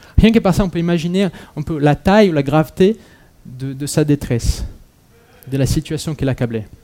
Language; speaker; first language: French; non-native, fluent; Portuguese